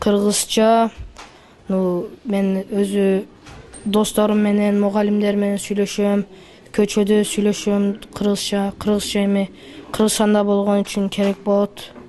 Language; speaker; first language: Kyrgyz; non-native, learner; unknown